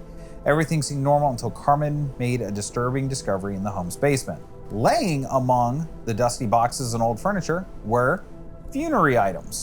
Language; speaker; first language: English; native; English